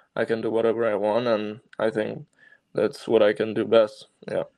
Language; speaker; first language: English; non-native, fluent; Slovak